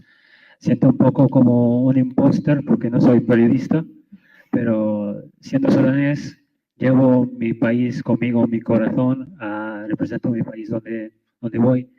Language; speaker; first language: Spanish; non-native, fluent; Arabic